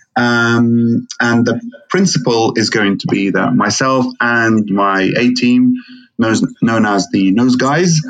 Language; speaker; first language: English; non-native, fluent; Arabic